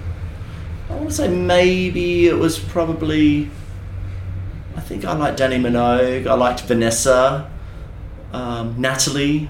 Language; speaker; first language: English; native; English